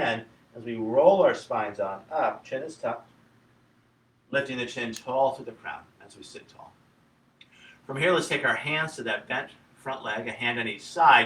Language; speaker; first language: English; native; English